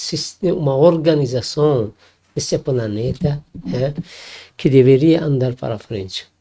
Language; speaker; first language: Portuguese; non-native, learner; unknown